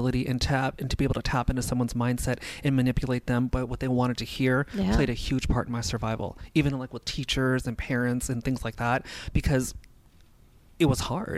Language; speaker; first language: English; native; English